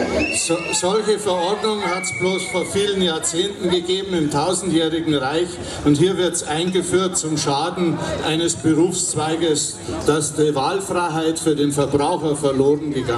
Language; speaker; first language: German; native; German